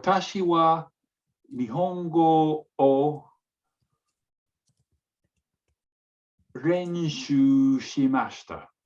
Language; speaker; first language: Japanese; non-native, learner; English